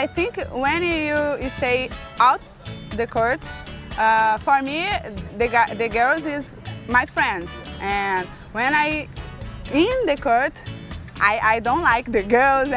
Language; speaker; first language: English; non-native, learner; Portuguese